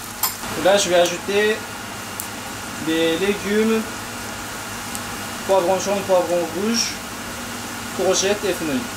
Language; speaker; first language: French; non-native, learner; Japanese